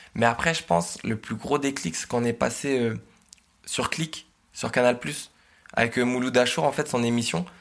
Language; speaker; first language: French; native; French